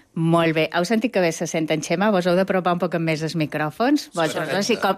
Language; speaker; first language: Catalan; native; Catalan